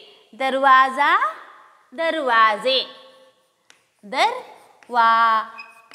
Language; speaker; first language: Hindi; non-native, local second language; Kannada